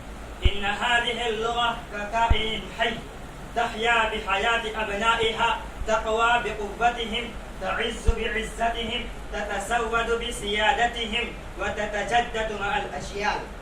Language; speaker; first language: Arabic; non-native, learner; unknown